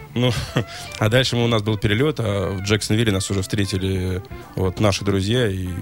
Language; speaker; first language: Russian; native; Russian